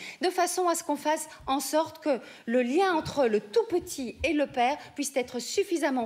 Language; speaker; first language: French; native; French